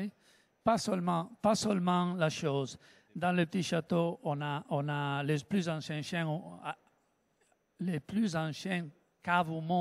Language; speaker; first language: French; non-native, learner; Italian